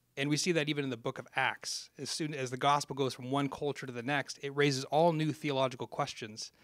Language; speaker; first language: English; native; English